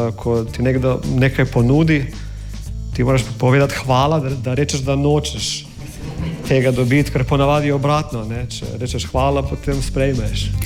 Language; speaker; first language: Slovenian; non-native, fluent; English